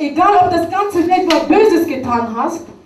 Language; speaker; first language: German; non-native, learner; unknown